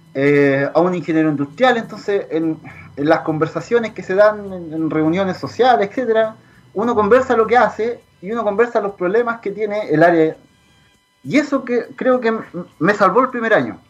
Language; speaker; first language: Spanish; native; Spanish